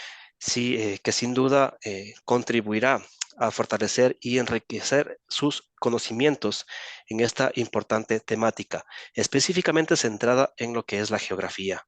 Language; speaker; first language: Spanish; native; Spanish